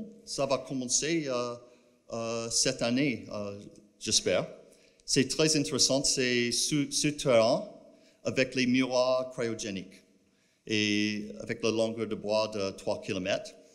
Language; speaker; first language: French; non-native, fluent; English